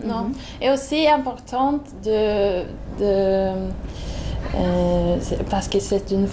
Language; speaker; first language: French; non-native, learner; Swedish